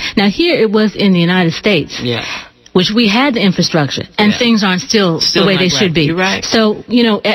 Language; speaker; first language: English; native; English